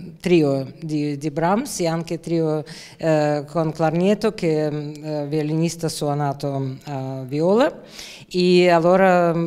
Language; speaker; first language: Italian; non-native, learner; Russian